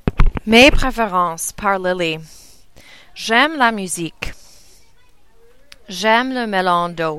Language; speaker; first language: French; non-native, learner; English